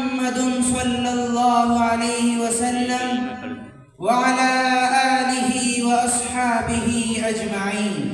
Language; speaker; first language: Arabic; non-native, learner; Urdu